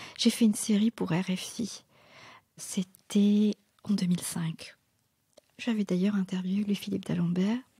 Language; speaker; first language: French; non-native, local second language; Morisyen